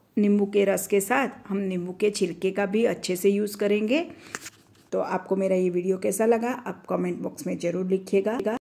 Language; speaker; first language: Hindi; non-native, local second language; Gujarati